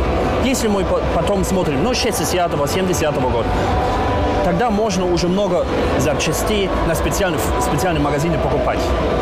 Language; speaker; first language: Russian; non-native, learner; German